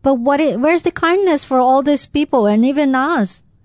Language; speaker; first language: English; non-native, fluent; Portuguese